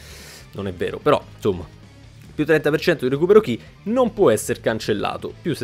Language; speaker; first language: Italian; native; Italian